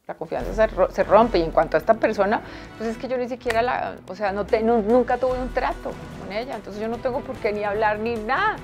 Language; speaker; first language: Spanish; native; Spanish